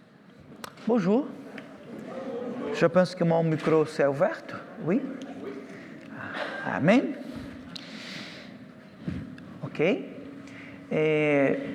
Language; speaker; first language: French; non-native, fluent; Portuguese